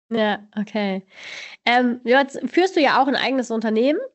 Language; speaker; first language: German; native; German